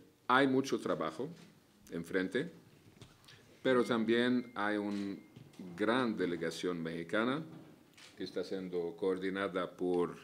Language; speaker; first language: Spanish; non-native, fluent; Arabic